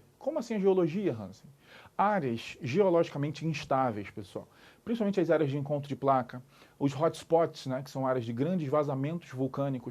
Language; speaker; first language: Portuguese; native; Portuguese